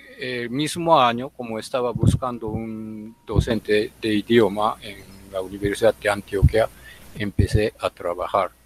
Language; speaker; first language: Spanish; non-native, fluent; Japanese